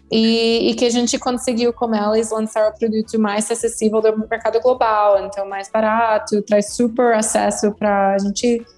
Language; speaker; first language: Portuguese; non-native, fluent; English